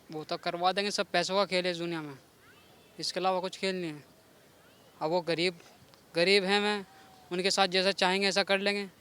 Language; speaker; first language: Hindi; native; Hindi